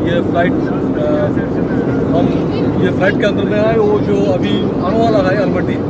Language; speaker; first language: Hindi; non-native, local second language; Bangla